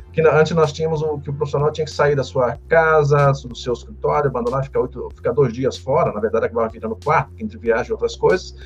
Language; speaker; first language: Portuguese; native; Portuguese